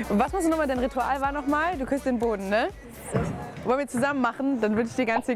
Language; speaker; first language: German; native; German